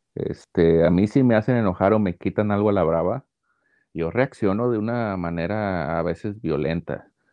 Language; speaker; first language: Spanish; native; Spanish